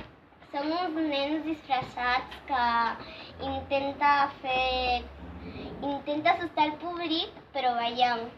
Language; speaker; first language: Catalan; early bilingual, other home language; Spanish